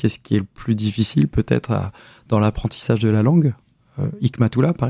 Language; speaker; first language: French; native; French